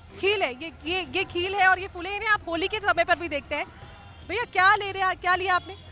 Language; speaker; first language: Hindi; native; Hindi